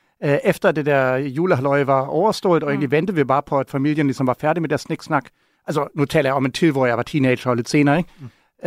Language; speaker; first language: Danish; non-native, fluent; German